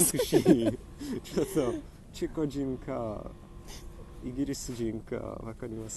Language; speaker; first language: Japanese; non-native, learner; Czech